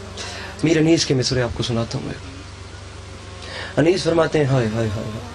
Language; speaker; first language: Urdu; native; Urdu